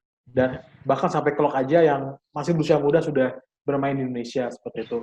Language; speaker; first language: Indonesian; native; Indonesian